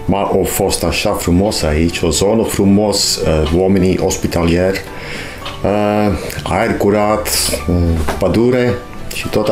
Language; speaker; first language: Romanian; non-native, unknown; Dutch